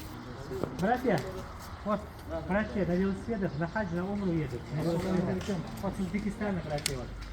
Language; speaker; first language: Russian; non-native, local second language; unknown